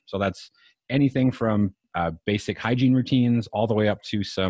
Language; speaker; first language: English; native; English